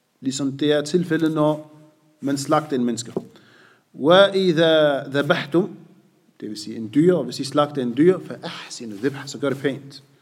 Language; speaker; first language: Danish; non-native, fluent; Arabic